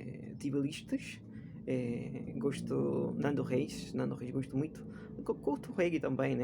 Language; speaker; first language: Portuguese; non-native, fluent; Spanish